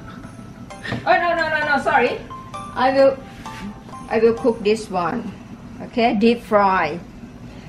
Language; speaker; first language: English; non-native, learner; Thai